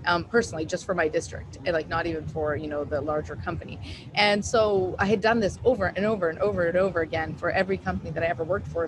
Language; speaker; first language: English; native; English